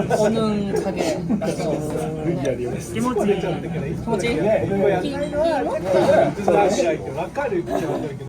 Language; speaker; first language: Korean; non-native, learner; Japanese